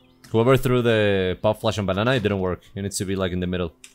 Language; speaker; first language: English; non-native, fluent; Spanish